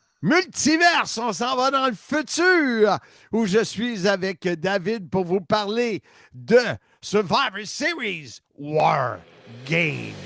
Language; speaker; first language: French; native; French